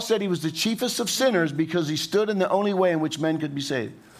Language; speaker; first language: English; native; English